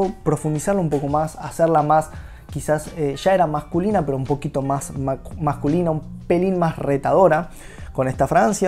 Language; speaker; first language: Spanish; native; Spanish